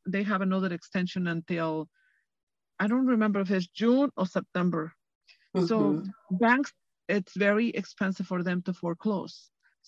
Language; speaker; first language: English; non-native, fluent; Spanish